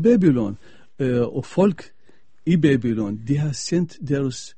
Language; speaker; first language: Danish; non-native, fluent; Arabic